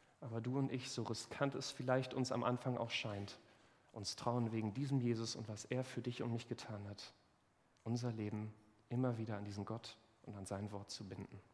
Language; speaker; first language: German; native; German